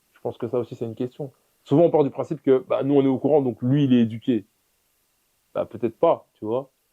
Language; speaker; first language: French; early bilingual, other home language; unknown